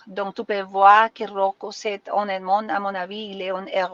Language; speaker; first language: French; non-native, learner; Spanish